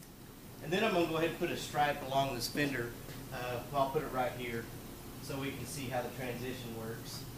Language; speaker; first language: English; native; English